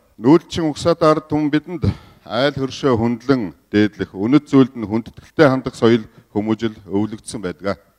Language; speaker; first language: Mongolian; non-native, local second language; Kazakh